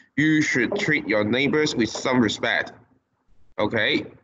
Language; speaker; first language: English; non-native, local second language; Cantonese